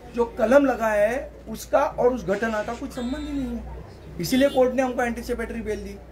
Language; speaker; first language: Hindi; non-native, local second language; Marathi